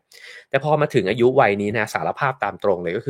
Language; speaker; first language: Thai; native; Thai